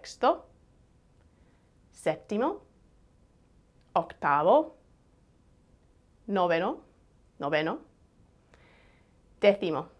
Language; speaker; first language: Spanish; non-native, fluent; English